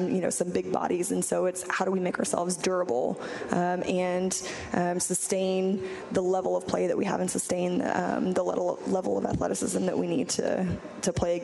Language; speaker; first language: English; native; English